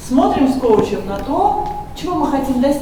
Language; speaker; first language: Russian; native; Russian